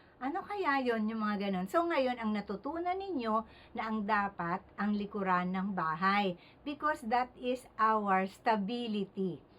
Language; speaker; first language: Filipino; native; Filipino